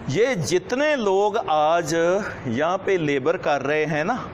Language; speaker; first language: Hindi; non-native, local second language; Punjabi